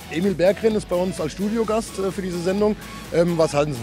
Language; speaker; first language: German; native; German